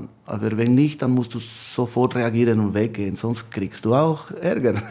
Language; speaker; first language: German; non-native, fluent; Spanish